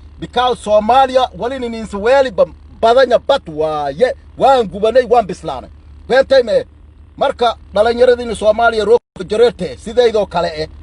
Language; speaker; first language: Somali; native; Somali